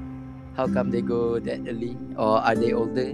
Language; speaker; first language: English; non-native, local second language; Malay